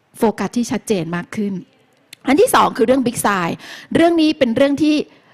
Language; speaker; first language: Thai; native; Thai